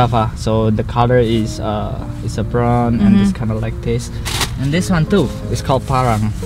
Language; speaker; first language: English; non-native, learner; Javanese